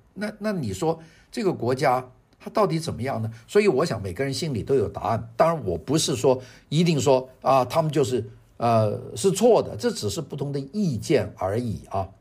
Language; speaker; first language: Chinese; native; Chinese